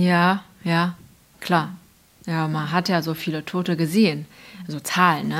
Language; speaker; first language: German; non-native, fluent; Chinese